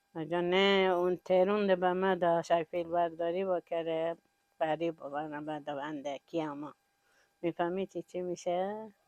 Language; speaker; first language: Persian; native; Persian